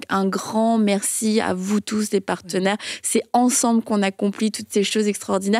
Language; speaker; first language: French; native; French